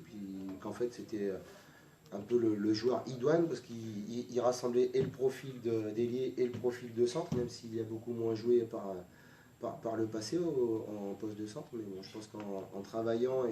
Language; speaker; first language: French; native; French